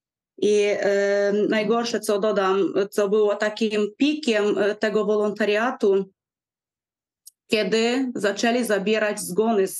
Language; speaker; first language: Polish; non-native, fluent; Ukrainian